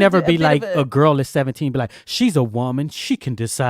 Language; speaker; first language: English; native; English